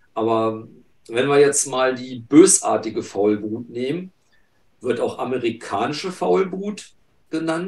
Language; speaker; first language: German; native; German